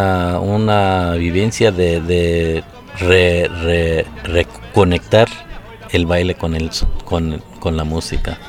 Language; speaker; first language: Spanish; early bilingual, heritage; Spanish